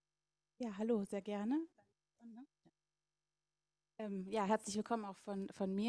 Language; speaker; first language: German; native; German